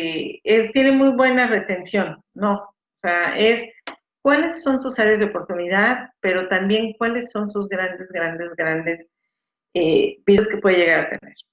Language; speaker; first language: Spanish; native; Spanish